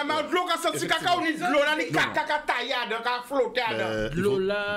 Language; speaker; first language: French; non-native, local second language; Guadeloupean Creole French